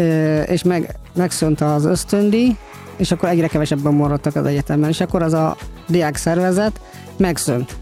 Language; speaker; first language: Hungarian; non-native, fluent; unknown